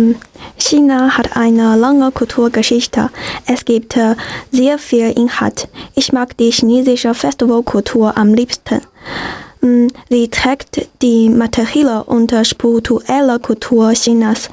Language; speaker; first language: German; non-native, learner; Chinese